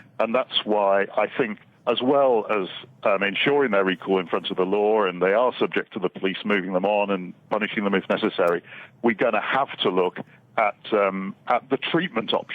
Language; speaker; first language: English; native; English